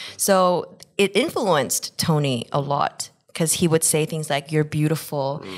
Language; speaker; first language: English; early bilingual, other home language; Korean